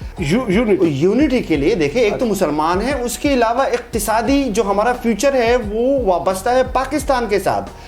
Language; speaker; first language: Urdu; non-native, local second language; Pashto